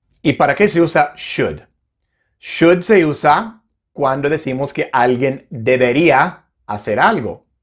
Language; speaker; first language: Spanish; non-native, fluent; English